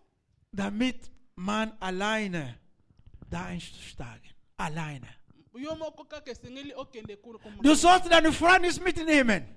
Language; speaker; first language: German; non-native, learner; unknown